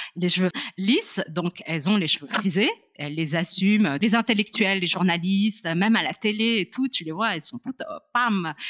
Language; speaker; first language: French; non-native, local second language; Arabic